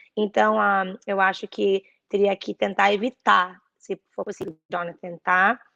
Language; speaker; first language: Portuguese; early bilingual, heritage; Portuguese